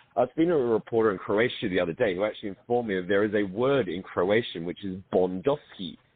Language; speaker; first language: English; native; English